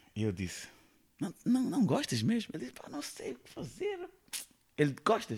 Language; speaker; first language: Portuguese; non-native, fluent; Kabuverdianu